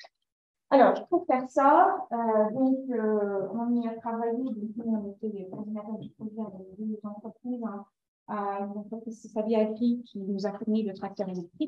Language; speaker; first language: French; native; French